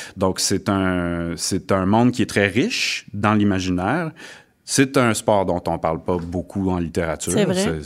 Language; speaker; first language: French; native; French